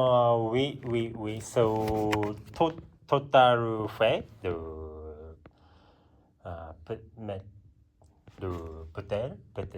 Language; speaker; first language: French; non-native, learner; Japanese